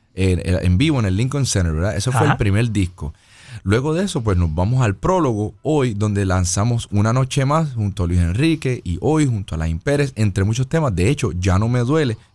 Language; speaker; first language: Spanish; native; Spanish